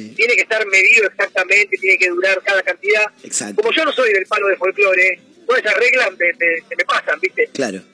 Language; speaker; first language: Spanish; native; Spanish